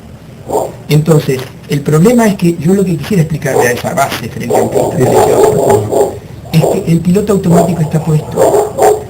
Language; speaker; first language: Spanish; native; Spanish